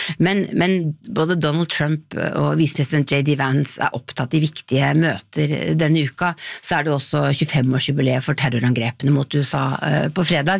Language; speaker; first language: Norwegian; native; Norwegian